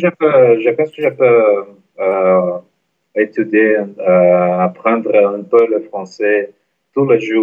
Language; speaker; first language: French; non-native, learner; Portuguese